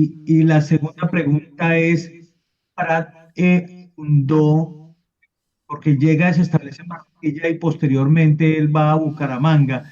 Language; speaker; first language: Spanish; native; Spanish